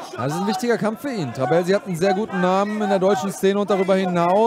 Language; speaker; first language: German; native; German